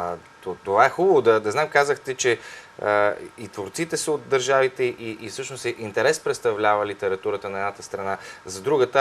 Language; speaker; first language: Bulgarian; native; Bulgarian